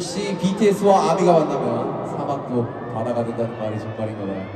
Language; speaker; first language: Korean; native; Korean